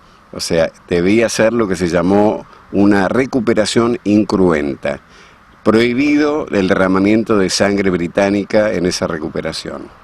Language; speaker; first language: Spanish; native; Spanish